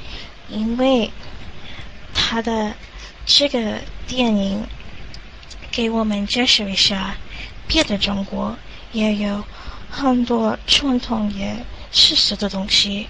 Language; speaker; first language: Chinese; non-native, learner; English